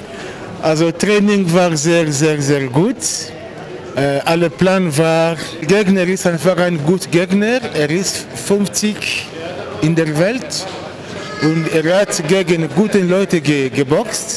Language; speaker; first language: German; non-native, learner; Albanian